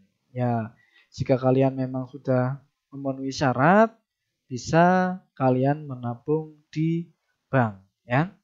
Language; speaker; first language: Indonesian; native; Indonesian